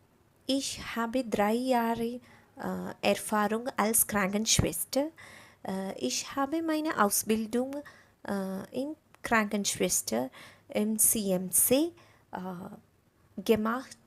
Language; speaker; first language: German; non-native, learner; Malayalam